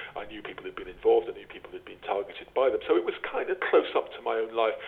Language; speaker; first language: English; native; English